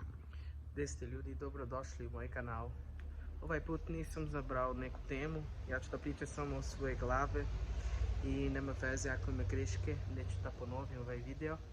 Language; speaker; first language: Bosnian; non-native, learner; Portuguese